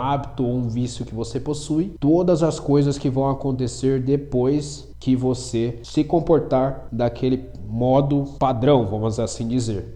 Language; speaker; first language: Portuguese; native; Portuguese